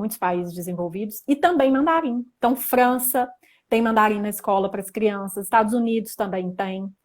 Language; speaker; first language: Portuguese; native; Portuguese